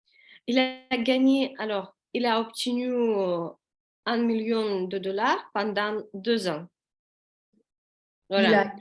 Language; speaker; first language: French; non-native, learner; Russian